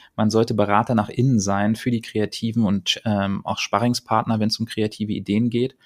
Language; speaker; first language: German; native; German